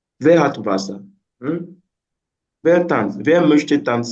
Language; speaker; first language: German; non-native, fluent; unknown